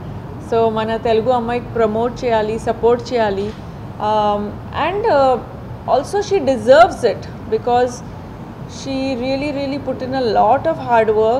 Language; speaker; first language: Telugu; non-native, fluent; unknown